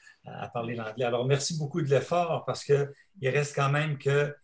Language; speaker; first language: French; native; French